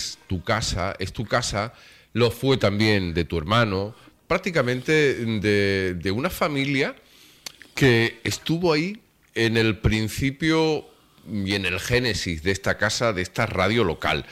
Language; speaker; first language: Spanish; native; Spanish